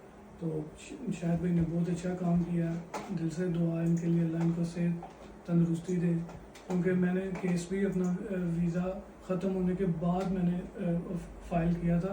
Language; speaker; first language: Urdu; non-native, local second language; Punjabi